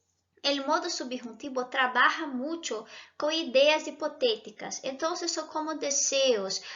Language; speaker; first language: Spanish; non-native, fluent; Portuguese